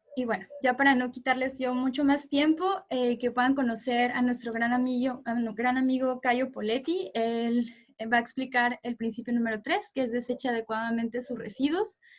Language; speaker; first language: Spanish; native; Spanish